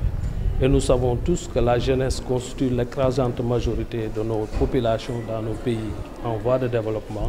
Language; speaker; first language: French; non-native, local second language; Wolof